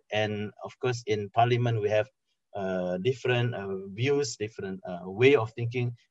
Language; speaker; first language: English; non-native, fluent; Indonesian